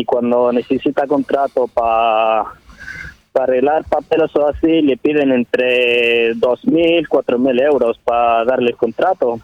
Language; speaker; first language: Spanish; non-native, learner; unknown